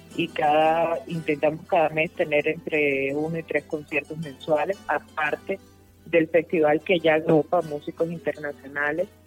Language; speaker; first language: Spanish; native; Spanish